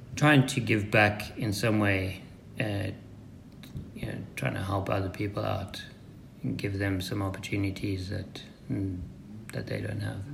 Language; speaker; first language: English; native; English